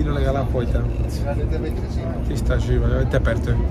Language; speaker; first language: Hungarian; non-native, learner; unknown